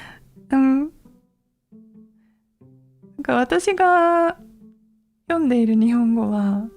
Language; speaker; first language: Japanese; non-native, learner; English